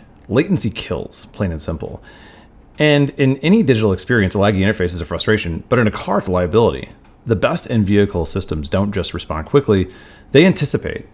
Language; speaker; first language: English; native; English